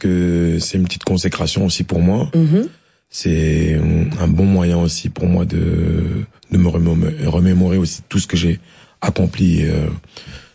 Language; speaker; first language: French; native; French